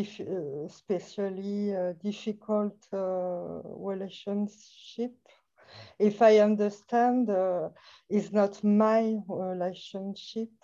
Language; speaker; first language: English; non-native, fluent; French